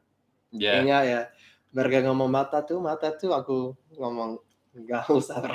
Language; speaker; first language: Indonesian; non-native, learner; English